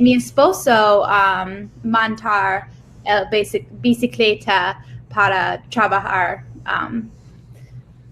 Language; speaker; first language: Spanish; non-native, learner; English